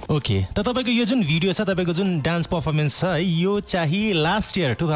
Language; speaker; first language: Nepali; native; Nepali